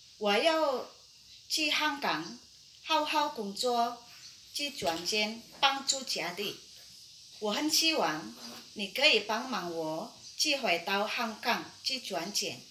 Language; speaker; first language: Chinese; non-native, learner; Indonesian